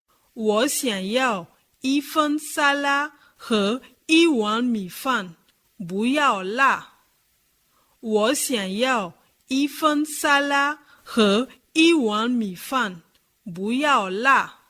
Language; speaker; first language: Chinese; non-native, learner; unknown